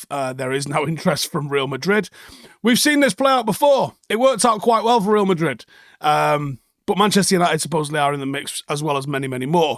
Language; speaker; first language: English; native; English